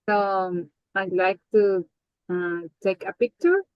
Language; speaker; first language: English; non-native, learner; Spanish